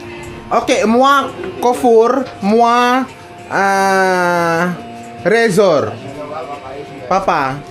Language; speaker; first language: French; non-native, learner; Filipino